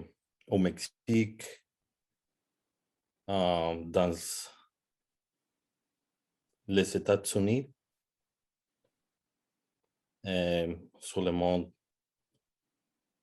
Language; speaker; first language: French; non-native, learner; Spanish